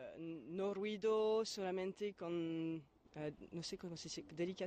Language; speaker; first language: Spanish; non-native, fluent; French